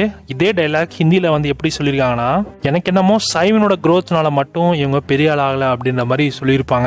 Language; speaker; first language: Tamil; native; Tamil